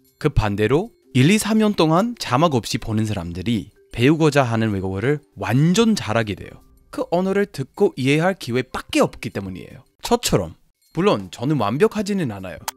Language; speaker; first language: Korean; non-native, fluent; English